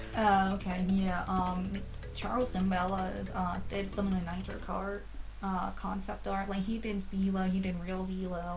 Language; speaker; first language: English; native; English